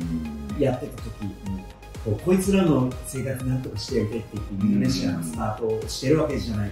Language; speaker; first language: Japanese; native; Japanese